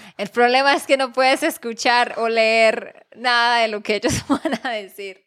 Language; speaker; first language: Spanish; native; Spanish